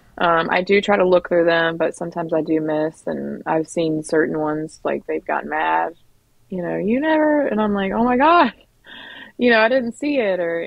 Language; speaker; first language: English; native; English